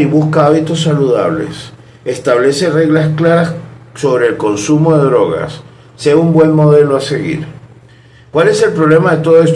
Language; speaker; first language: Spanish; native; Spanish